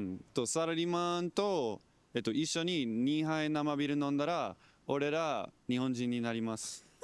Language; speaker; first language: Japanese; non-native, learner; English